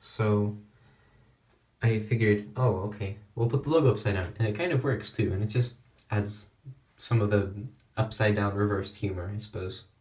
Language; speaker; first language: English; native; English